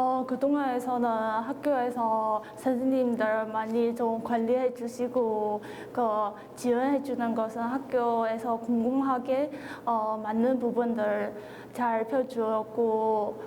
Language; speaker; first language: Korean; non-native, fluent; Chinese